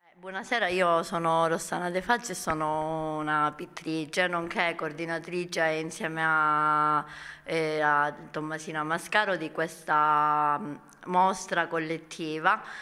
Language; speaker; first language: Italian; native; Italian